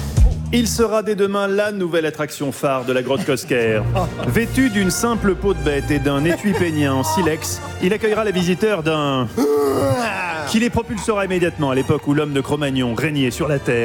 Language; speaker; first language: French; native; French